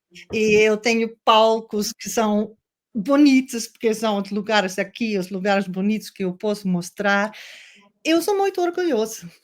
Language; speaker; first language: Portuguese; non-native, learner; Dutch